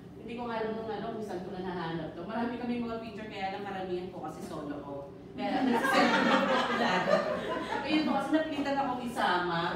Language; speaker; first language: Filipino; non-native, local second language; Pampanga